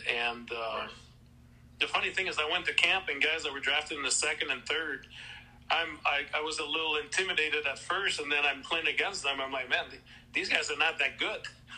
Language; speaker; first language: English; non-native, fluent; French